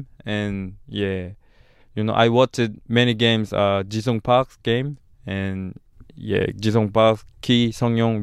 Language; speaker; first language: English; non-native, learner; Korean